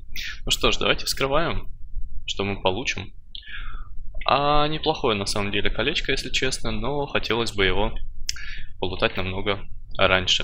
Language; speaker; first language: Russian; native; Russian